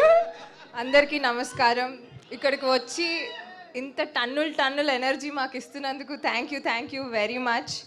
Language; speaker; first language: Telugu; native; Telugu